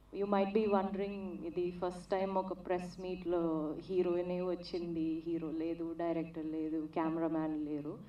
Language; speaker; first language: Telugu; non-native, learner; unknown